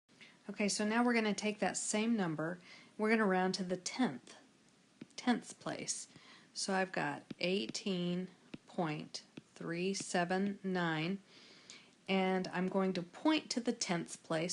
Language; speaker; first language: English; native; English